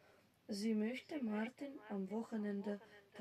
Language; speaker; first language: German; non-native, fluent; Macedonian